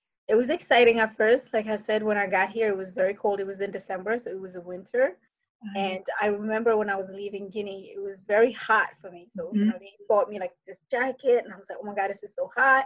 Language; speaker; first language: English; early bilingual, other home language; Fula